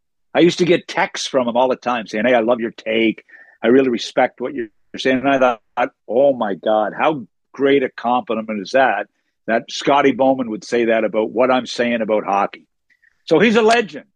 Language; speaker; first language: English; native; English